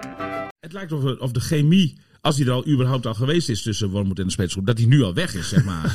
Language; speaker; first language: Dutch; native; Dutch